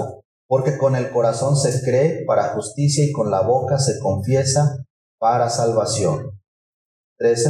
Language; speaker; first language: Spanish; native; Spanish